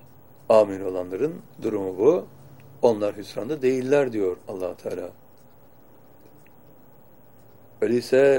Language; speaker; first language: Turkish; native; Turkish